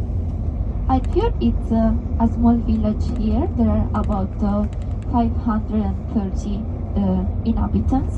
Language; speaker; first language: English; non-native, fluent; Spanish